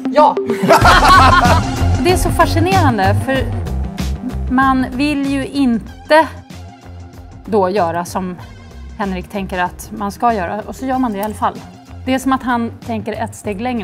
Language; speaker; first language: Swedish; native; Swedish